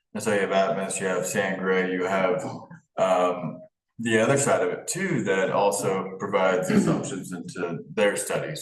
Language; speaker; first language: English; native; English